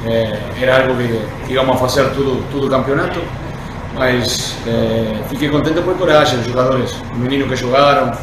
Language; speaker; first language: Portuguese; non-native, learner; Spanish